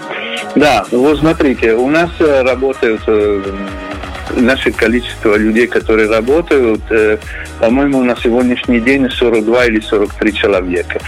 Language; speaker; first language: Russian; non-native, learner; Italian